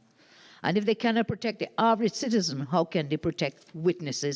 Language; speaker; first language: English; native; English